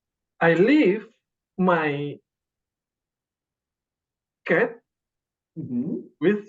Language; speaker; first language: English; non-native, learner; Indonesian